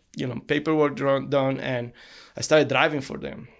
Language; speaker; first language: English; non-native, fluent; Spanish